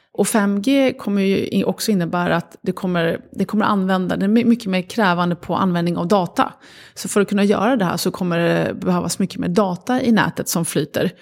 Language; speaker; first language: Swedish; early bilingual, other home language; Arabic